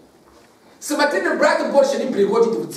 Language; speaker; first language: Russian; non-native, learner; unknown